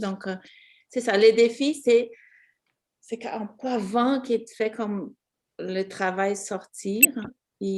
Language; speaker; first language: French; non-native, fluent; Portuguese